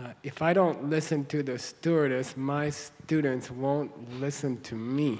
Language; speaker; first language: English; native; English